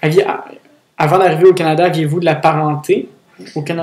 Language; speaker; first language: French; native; French